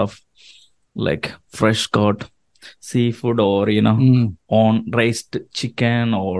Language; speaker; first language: English; non-native, local second language; Malayalam